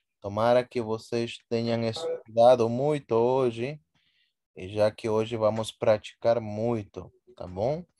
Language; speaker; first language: Portuguese; non-native, fluent; Spanish